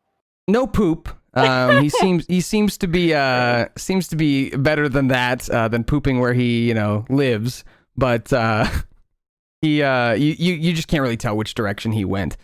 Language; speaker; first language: English; native; English